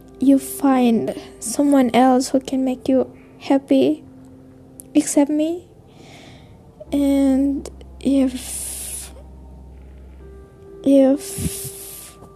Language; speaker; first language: English; non-native, learner; Indonesian